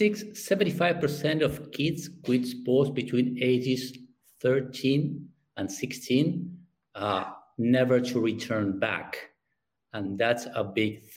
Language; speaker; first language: English; non-native, fluent; Spanish